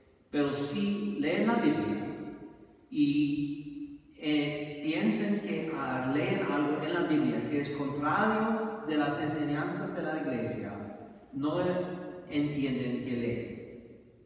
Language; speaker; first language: Spanish; non-native, fluent; English